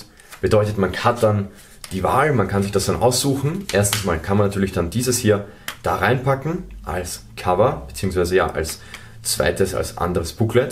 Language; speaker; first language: German; native; German